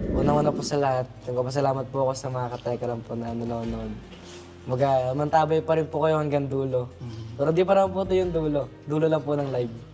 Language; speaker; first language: Filipino; native; Filipino